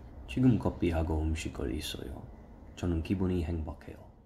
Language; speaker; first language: Korean; non-native, learner; English